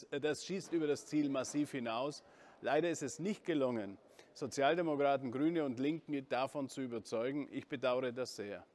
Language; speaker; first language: German; native; German